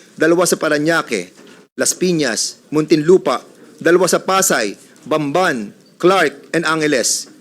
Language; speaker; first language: Filipino; native; Filipino